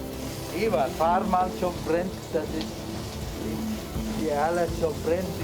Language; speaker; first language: German; non-native, learner; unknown